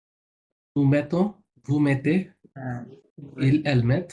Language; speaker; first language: French; non-native, learner; Bangla